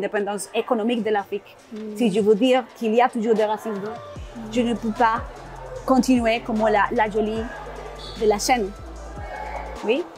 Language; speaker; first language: French; non-native, learner; Spanish